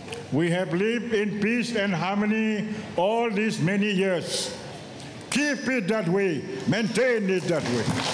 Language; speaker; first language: English; non-native, local second language; Malay